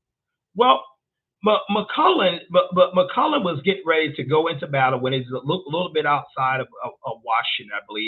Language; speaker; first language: English; native; English